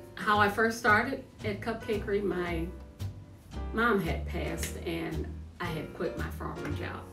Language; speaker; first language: English; native; English